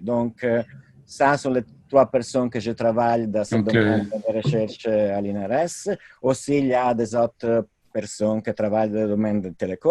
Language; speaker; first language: French; non-native, fluent; Italian